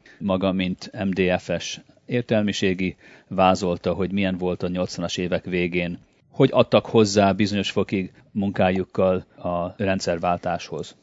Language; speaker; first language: Hungarian; early bilingual, heritage; Hungarian